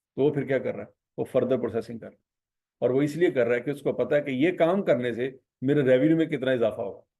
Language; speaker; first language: Urdu; non-native, local second language; Punjabi